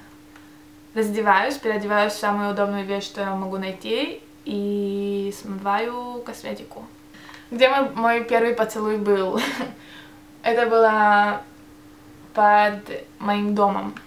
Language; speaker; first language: Russian; early bilingual, heritage; Russian